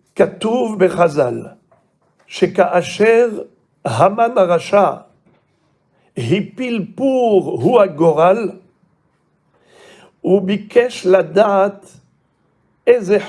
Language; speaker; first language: Hebrew; non-native, fluent; French